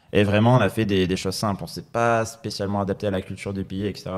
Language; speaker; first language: French; native; French